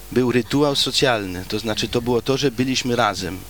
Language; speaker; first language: Polish; early bilingual, heritage; Polish